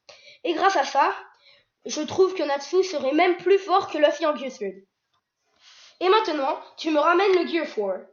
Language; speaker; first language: French; native; French